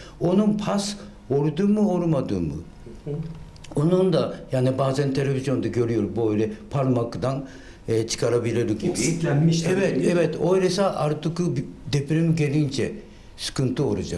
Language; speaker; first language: Turkish; non-native, fluent; Japanese